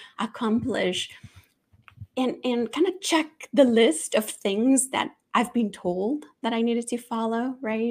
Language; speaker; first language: English; non-native, fluent; Spanish